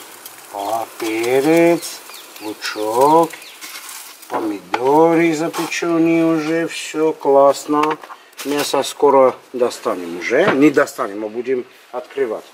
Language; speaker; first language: Russian; non-native, local second language; Armenian